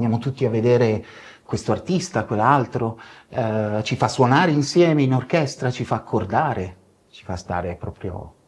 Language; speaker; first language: Italian; early bilingual, other home language; Spanish